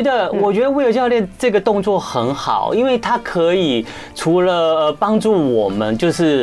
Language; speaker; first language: Chinese; native; Chinese